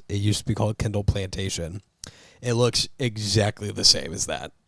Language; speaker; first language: English; native; English